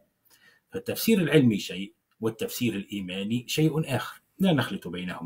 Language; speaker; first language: Arabic; native; Arabic